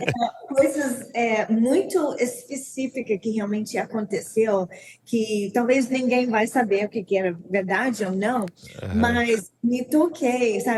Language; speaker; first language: Portuguese; non-native, learner; English